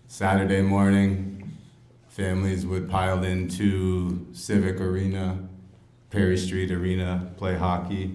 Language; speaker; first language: English; native; English